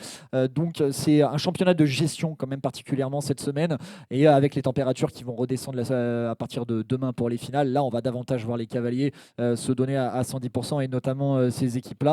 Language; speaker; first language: French; native; French